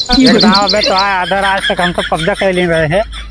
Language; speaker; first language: Hindi; non-native, local second language; Awadhi